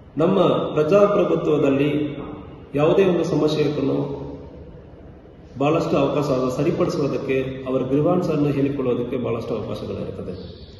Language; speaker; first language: Kannada; native; Kannada